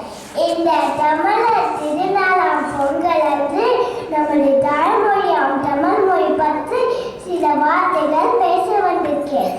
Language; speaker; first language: Tamil; early bilingual, heritage; Tamil